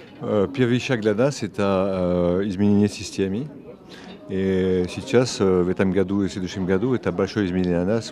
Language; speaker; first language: Russian; non-native, learner; French